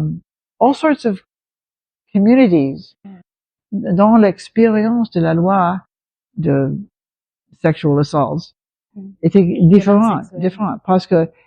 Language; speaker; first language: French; non-native, local second language; English